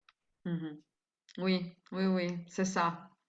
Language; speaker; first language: French; non-native, fluent; Italian